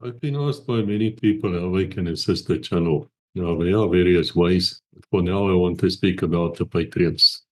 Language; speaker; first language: English; non-native, local second language; Afrikaans